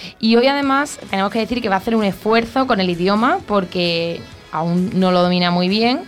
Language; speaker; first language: Spanish; native; Spanish